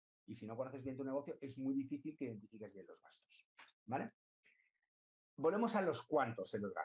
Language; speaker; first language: Spanish; native; Spanish